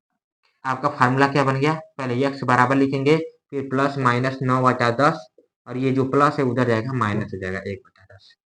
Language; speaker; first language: Hindi; native; Hindi